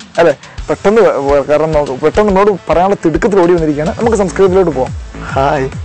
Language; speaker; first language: Malayalam; native; Malayalam